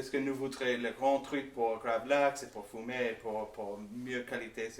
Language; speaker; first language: French; non-native, learner; English